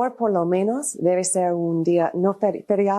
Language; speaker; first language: Spanish; non-native, fluent; English